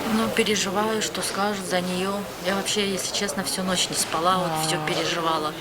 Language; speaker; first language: Russian; native; Russian